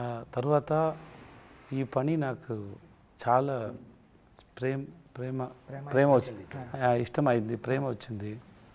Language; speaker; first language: Telugu; non-native, learner; Tamil